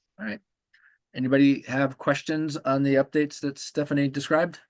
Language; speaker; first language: English; native; English